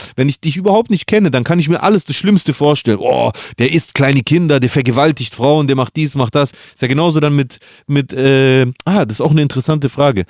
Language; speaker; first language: German; early bilingual, other home language; Greek